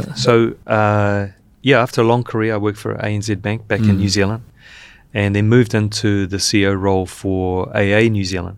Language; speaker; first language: English; native; English